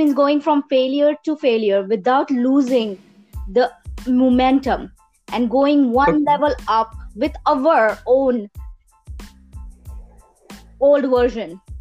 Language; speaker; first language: English; non-native, local second language; Gujarati